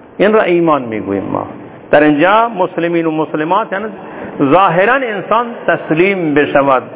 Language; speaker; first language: Persian; non-native, local second language; Turkmen